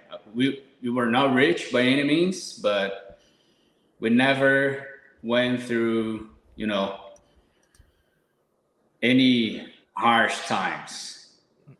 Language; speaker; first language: English; non-native, fluent; Portuguese